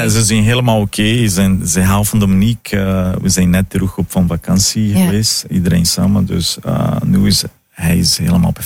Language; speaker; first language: Dutch; non-native, fluent; Portuguese